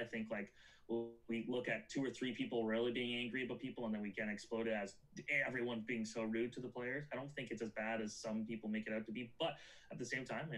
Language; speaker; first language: English; native; English